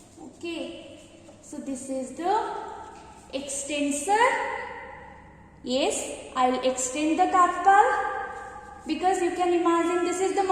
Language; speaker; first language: English; non-native, local second language; Hindi